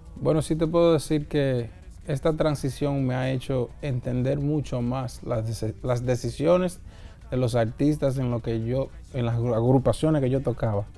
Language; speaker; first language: Spanish; early bilingual, heritage; Spanish